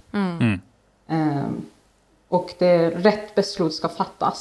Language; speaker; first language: Swedish; non-native, fluent; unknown